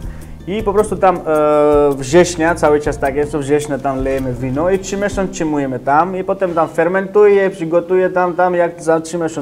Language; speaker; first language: Polish; non-native, learner; Georgian